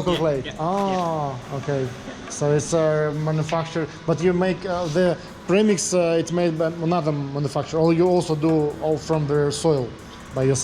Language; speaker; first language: English; non-native, learner; Russian